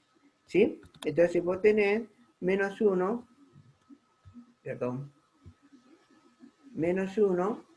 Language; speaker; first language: Spanish; native; Spanish